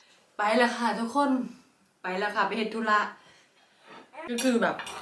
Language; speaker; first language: Thai; non-native, local second language; Northeastern Thai